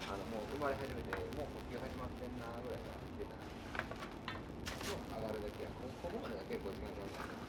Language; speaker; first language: Japanese; native; Japanese